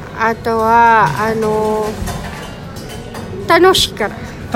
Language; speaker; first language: Japanese; non-native, learner; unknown